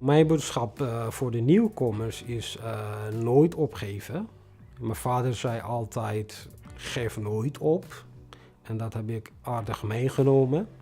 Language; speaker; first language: Dutch; non-native, fluent; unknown